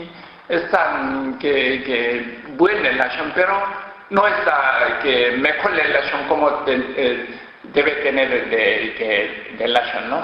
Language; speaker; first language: Spanish; non-native, learner; Korean